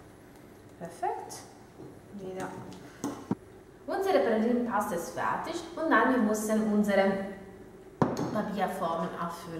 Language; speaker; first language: German; non-native, learner; Italian